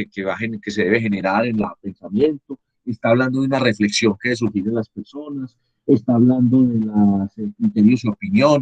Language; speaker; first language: Spanish; native; Spanish